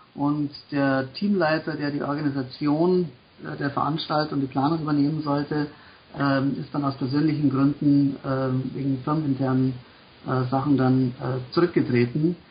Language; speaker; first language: German; native; German